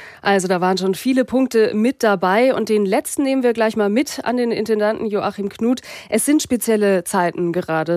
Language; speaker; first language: German; native; German